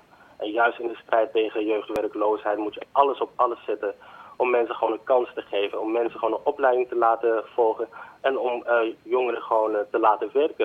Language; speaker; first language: Dutch; native; Dutch